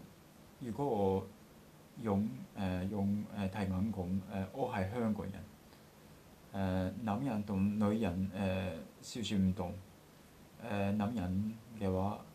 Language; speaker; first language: Cantonese; non-native, learner; Japanese